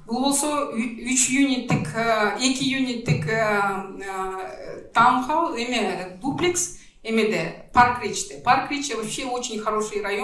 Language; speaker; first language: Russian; non-native, local second language; Kyrgyz